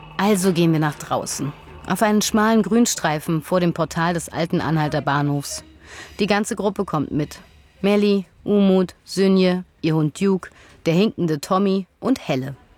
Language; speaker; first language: German; native; German